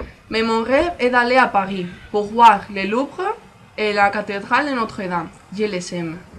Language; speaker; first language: French; non-native, learner; Spanish